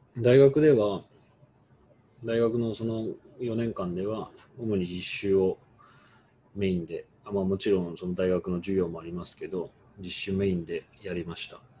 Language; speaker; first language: Japanese; native; Japanese